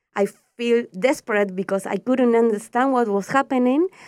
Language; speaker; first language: English; non-native, fluent; Spanish